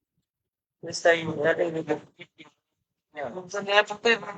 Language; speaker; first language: Italian; non-native, learner; Bangla